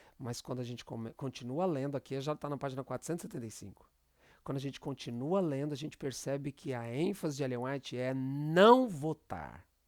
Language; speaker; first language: Portuguese; native; Portuguese